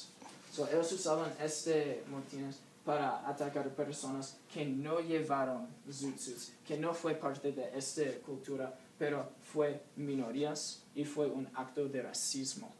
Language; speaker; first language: Spanish; non-native, learner; English